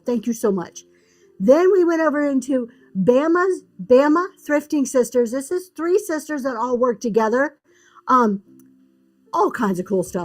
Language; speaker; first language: English; native; English